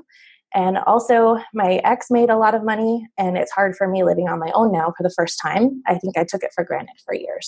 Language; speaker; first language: English; native; English